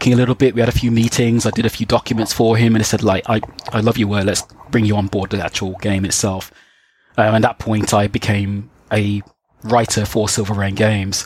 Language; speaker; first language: English; native; English